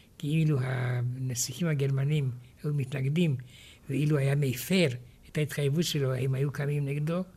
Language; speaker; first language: Hebrew; non-native, fluent; Romanian